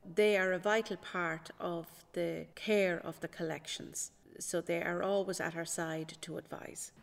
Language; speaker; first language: English; native; English